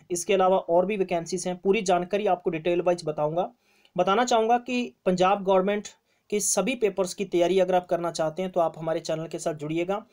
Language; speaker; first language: Hindi; non-native, local second language; Punjabi